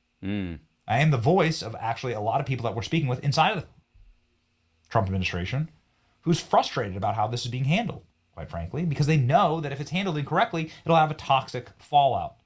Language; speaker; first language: English; native; English